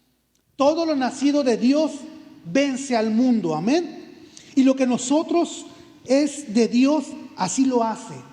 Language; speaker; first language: Spanish; native; Spanish